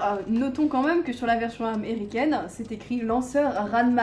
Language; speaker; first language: French; native; French